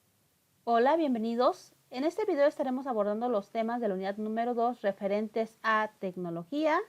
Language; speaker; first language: Spanish; native; Spanish